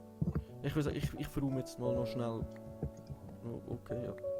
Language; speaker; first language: German; native; German